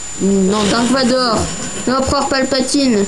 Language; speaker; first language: French; native; French